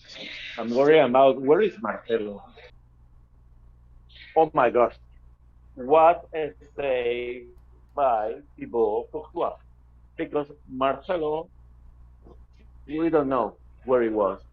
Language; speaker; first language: English; non-native, fluent; Spanish